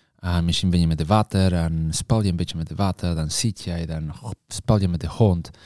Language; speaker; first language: Dutch; non-native, fluent; Spanish